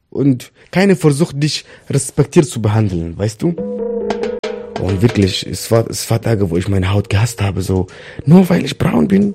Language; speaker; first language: German; non-native, fluent; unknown